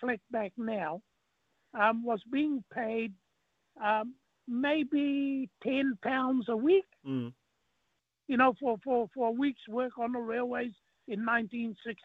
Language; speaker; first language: English; non-native, local second language; Māori